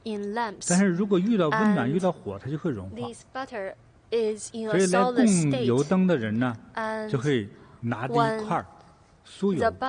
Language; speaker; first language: Chinese; native; Chinese